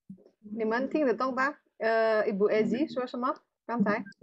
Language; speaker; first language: Chinese; non-native, fluent; Indonesian